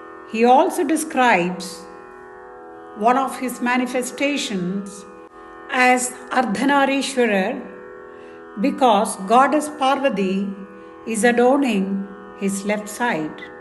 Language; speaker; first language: English; non-native, local second language; Tamil